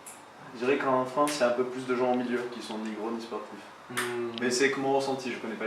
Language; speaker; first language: French; native; French